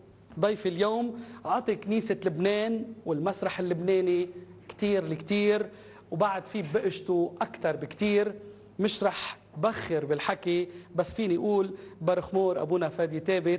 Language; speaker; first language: Arabic; native; Arabic